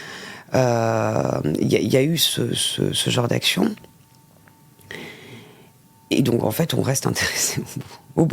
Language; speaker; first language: French; native; French